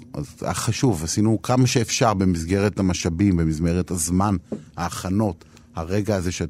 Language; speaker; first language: Hebrew; native; Hebrew